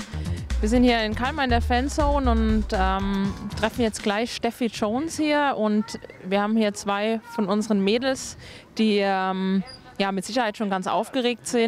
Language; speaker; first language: German; native; German